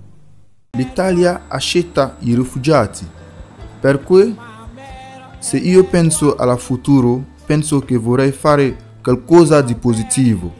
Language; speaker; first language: Italian; non-native, fluent; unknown